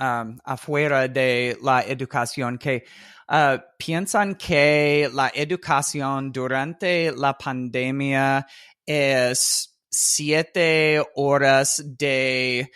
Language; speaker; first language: Spanish; non-native, fluent; English